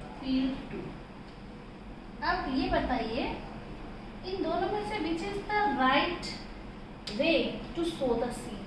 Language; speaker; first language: Hindi; native; Hindi